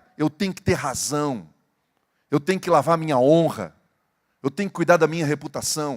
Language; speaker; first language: Portuguese; native; Portuguese